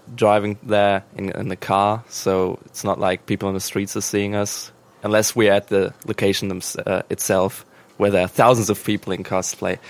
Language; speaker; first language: English; non-native, fluent; German